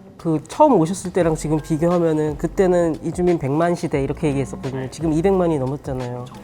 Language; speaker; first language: Korean; native; Korean